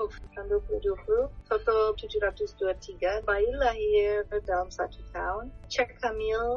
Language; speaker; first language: Indonesian; non-native, fluent; English